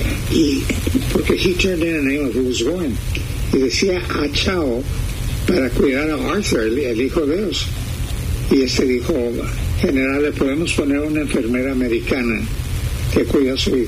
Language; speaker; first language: Spanish; early bilingual, heritage; Spanish